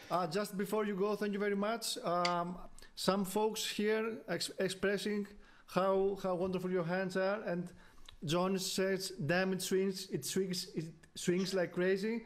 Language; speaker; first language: English; non-native, fluent; Greek